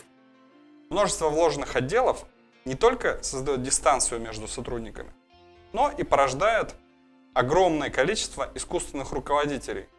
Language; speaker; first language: Russian; native; Russian